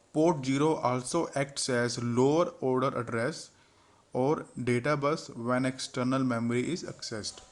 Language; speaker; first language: English; non-native, local second language; Punjabi